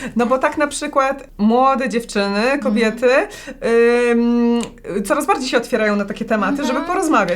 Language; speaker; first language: Polish; native; Polish